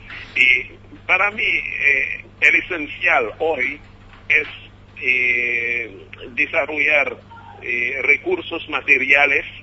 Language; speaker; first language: Spanish; non-native, fluent; Haitian Creole